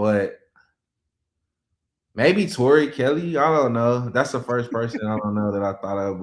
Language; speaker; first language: English; native; English